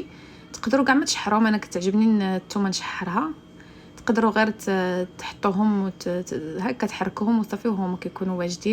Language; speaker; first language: Arabic; native; Arabic